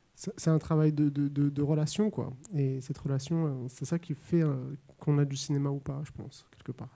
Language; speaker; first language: French; native; French